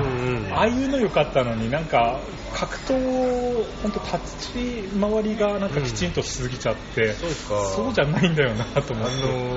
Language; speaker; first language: Japanese; native; Japanese